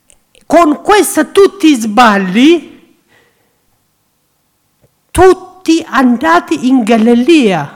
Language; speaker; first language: Italian; non-native, learner; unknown